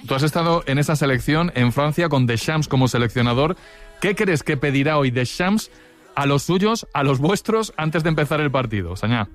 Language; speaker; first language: Spanish; native; Spanish